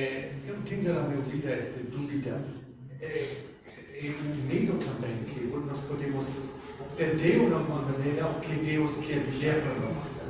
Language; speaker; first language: Portuguese; non-native, learner; German